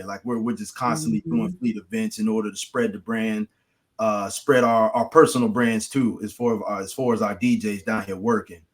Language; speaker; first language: English; native; English